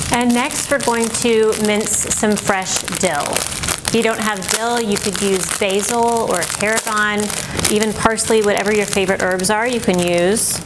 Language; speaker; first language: English; native; English